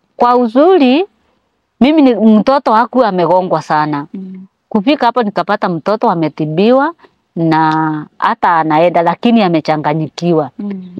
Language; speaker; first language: Swahili; non-native, local second language; Kikuyu